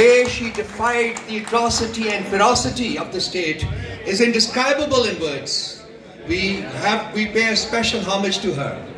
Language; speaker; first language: English; non-native, local second language; Urdu